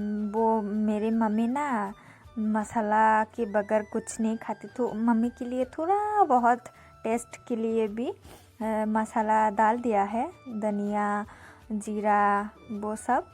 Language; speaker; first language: Hindi; non-native, local second language; Kok Borok